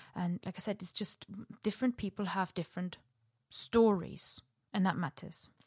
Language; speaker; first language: English; non-native, fluent; German